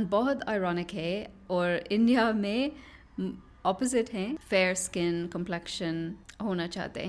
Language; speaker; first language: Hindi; non-native, learner; English